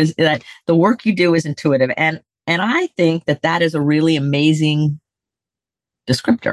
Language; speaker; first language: English; native; English